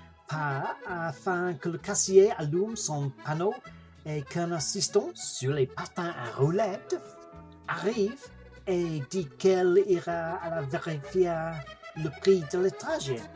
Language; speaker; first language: French; non-native, learner; English